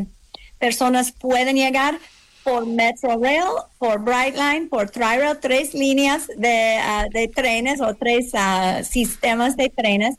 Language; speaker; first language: Spanish; non-native, learner; English